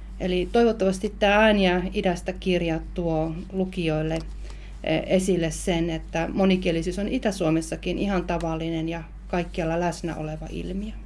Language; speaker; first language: Finnish; native; Finnish